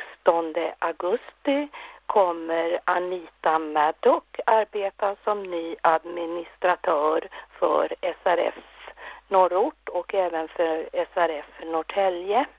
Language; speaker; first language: Swedish; native; Swedish